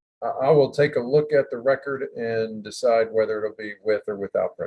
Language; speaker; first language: English; native; English